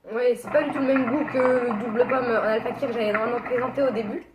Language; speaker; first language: French; native; French